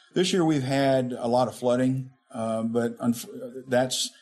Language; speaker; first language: English; native; English